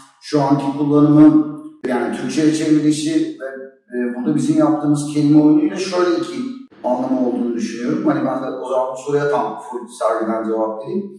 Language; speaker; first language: Turkish; native; Turkish